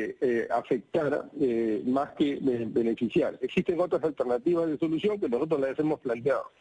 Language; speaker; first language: Spanish; native; Spanish